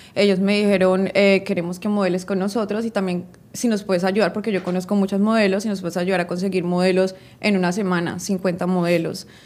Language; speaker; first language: Spanish; native; Spanish